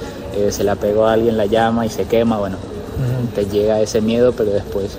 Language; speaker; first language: Spanish; native; Spanish